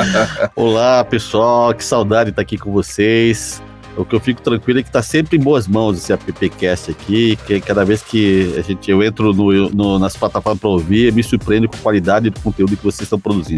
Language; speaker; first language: Portuguese; native; Portuguese